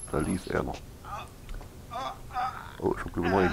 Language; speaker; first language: German; native; German